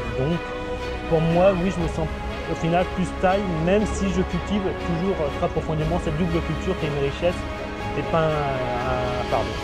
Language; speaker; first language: French; early bilingual, other home language; Thai